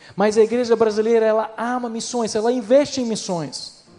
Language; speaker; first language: Portuguese; non-native, fluent; Ukrainian